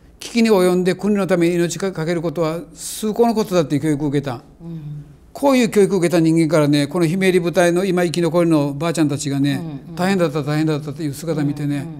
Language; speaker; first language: Japanese; native; Japanese